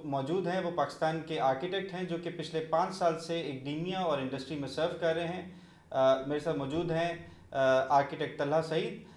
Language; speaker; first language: Urdu; non-native, local second language; Punjabi